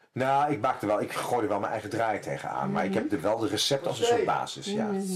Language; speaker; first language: Dutch; native; Dutch